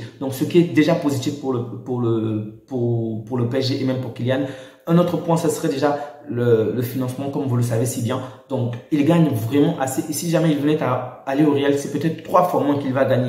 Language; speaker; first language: French; native; French